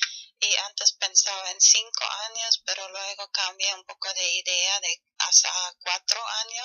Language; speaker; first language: Spanish; non-native, fluent; German